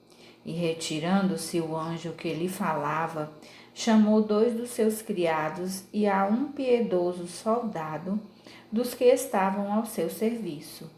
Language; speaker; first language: Portuguese; native; Portuguese